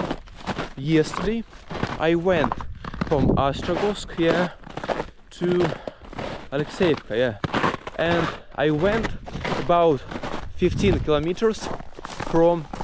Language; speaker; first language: English; non-native, fluent; Russian